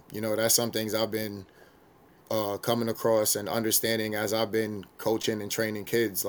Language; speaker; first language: English; native; English